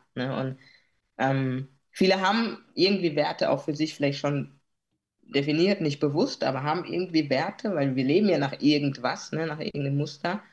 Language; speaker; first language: German; native; German